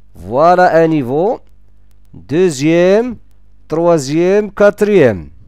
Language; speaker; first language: French; non-native, local second language; Arabic